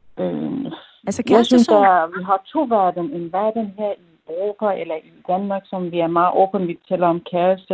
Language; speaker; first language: Danish; non-native, fluent; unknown